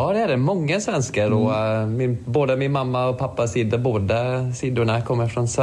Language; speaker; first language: Swedish; non-native, fluent; English